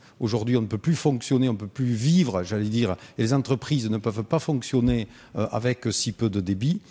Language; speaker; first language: French; native; French